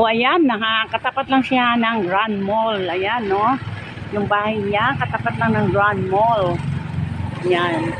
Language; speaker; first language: Filipino; non-native, local second language; Cebuano